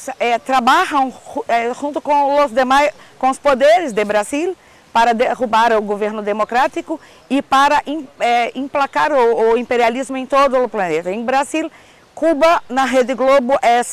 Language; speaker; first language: Portuguese; non-native, learner; Spanish